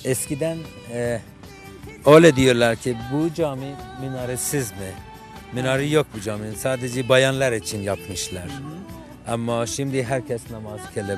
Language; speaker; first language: Turkish; non-native, fluent; Persian